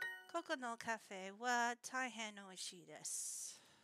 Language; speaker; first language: Japanese; non-native, learner; English